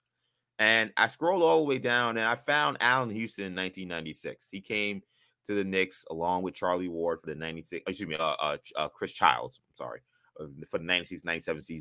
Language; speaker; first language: English; native; English